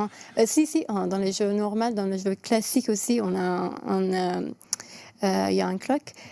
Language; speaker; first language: French; non-native, fluent; Persian